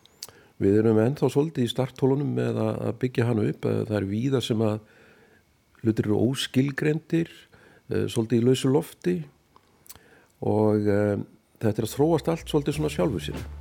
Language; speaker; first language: Icelandic; native; Icelandic